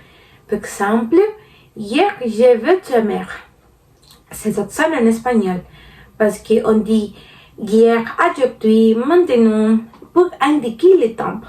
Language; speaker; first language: French; non-native, learner; Spanish